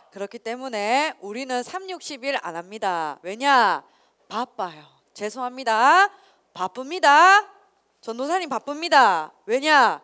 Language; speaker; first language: Korean; native; Korean